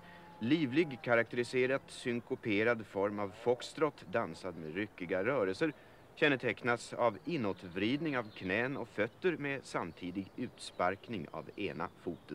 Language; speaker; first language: Swedish; native; Swedish